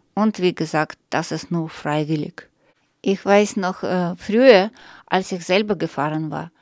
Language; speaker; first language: German; non-native, learner; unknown